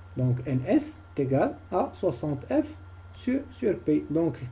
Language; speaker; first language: French; non-native, local second language; Arabic